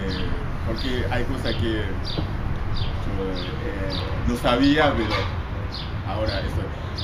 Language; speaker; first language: Spanish; non-native, fluent; Haitian Creole